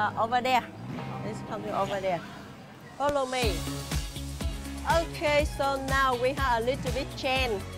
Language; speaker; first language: English; non-native, learner; Vietnamese